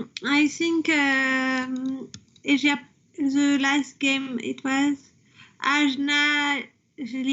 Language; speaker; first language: English; non-native, learner; French